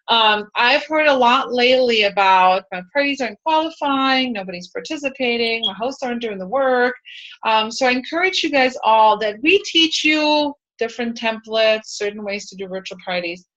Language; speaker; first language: English; native; English